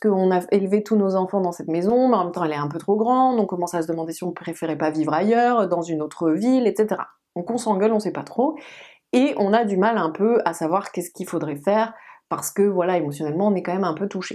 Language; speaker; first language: French; native; French